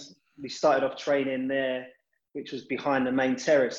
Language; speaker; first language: English; native; English